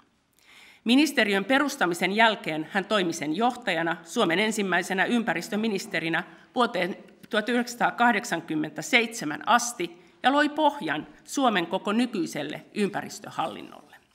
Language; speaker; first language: Finnish; native; Finnish